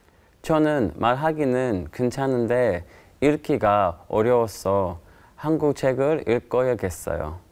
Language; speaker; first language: Korean; non-native, learner; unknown